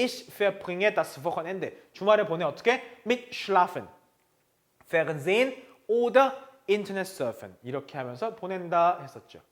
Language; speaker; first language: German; non-native, fluent; Korean